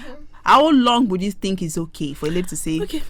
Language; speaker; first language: English; non-native, local second language; Yoruba